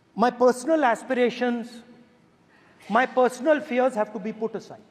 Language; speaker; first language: English; non-native, local second language; Hindi